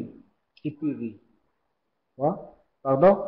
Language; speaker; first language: French; non-native, learner; Arabic